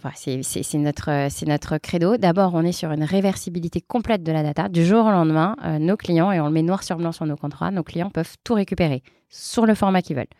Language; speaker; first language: French; native; French